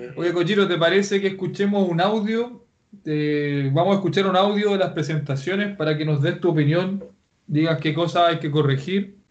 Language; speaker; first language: Spanish; native; Spanish